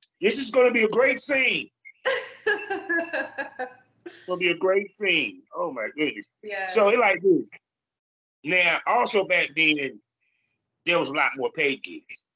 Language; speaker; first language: English; native; English